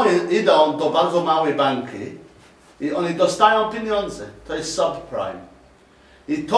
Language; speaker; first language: Polish; non-native, learner; English